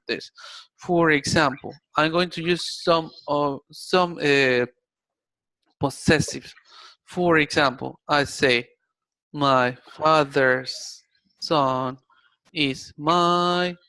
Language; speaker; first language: English; non-native, fluent; Spanish